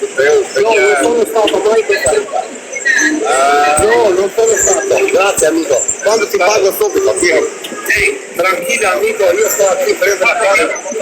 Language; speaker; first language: Italian; non-native, fluent; Albanian